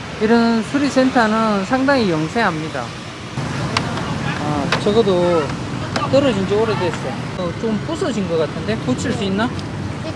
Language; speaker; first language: Korean; native; Korean